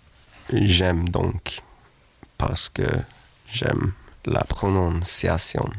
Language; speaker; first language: French; non-native, learner; Swedish